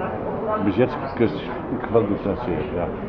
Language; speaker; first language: German; non-native, learner; Dutch